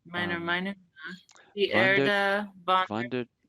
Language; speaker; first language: German; non-native, learner; English